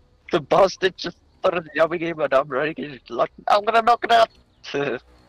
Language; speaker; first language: English; non-native, local second language; Afrikaans